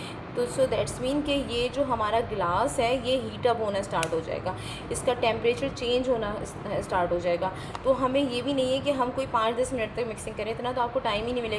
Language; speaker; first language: Hindi; native; Hindi